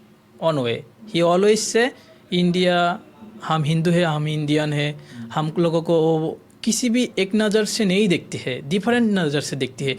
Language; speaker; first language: Hindi; non-native, learner; Bangla